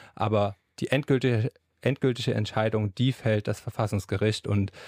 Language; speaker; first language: German; native; German